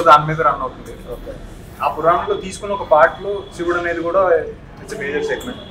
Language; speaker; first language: Telugu; native; Telugu